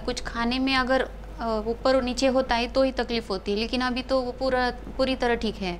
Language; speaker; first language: Hindi; non-native, local second language; Marathi